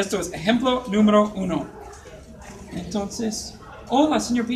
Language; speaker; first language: Spanish; non-native, fluent; English